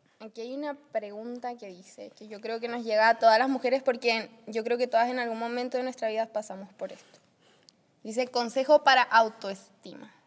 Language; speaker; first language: Spanish; native; Spanish